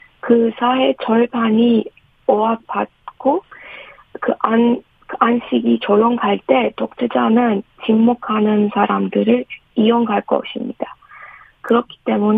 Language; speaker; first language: Korean; non-native, fluent; Persian